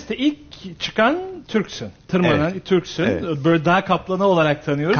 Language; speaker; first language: Turkish; native; Turkish